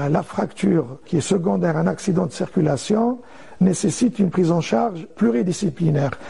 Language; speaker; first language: French; non-native, local second language; Arabic